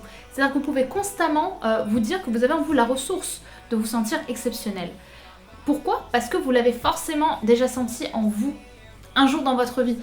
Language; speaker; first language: French; native; French